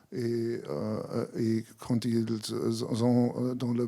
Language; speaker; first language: French; non-native, fluent; German